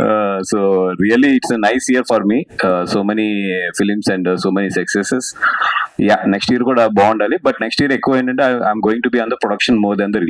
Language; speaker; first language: Telugu; native; Telugu